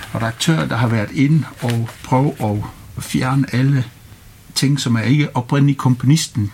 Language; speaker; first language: Danish; non-native, fluent; English